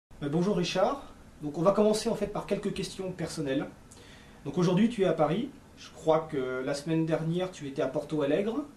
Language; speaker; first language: French; native; French